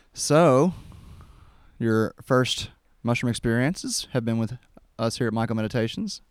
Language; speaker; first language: English; native; English